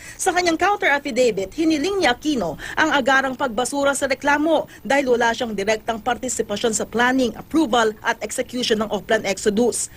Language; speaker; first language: Filipino; native; Filipino